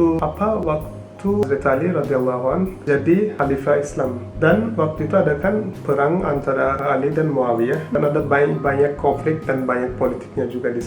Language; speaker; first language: Indonesian; non-native, fluent; Turkish